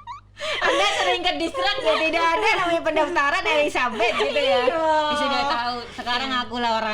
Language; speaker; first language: Indonesian; native; Indonesian